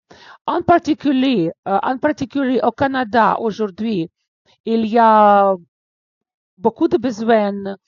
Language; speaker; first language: French; non-native, fluent; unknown